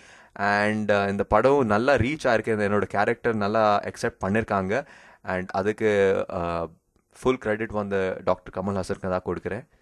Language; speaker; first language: Tamil; early bilingual, heritage; Tamil